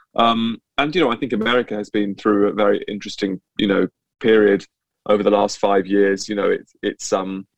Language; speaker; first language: English; native; English